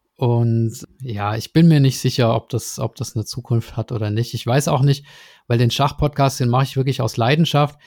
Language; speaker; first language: German; native; German